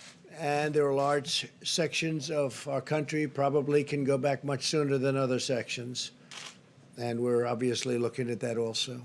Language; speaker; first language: English; native; English